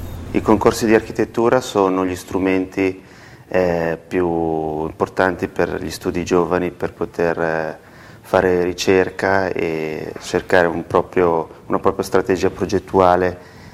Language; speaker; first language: Italian; native; Italian